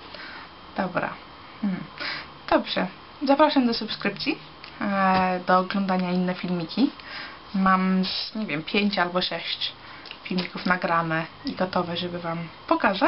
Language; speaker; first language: Polish; early bilingual, heritage; Polish